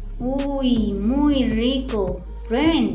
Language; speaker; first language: Spanish; native; Spanish